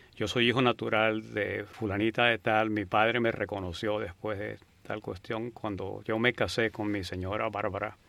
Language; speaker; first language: Spanish; native; Spanish